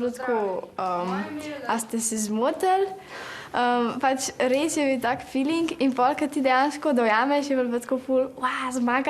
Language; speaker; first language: Slovenian; native; Slovenian